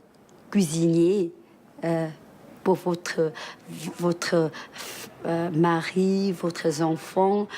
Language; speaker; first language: French; early bilingual, other home language; Vietnamese